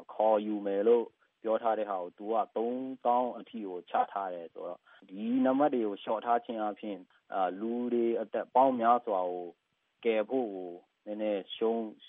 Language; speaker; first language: Burmese; non-native, local second language; Tedim Chin